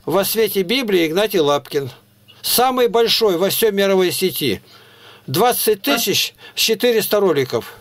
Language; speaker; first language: Russian; native; Russian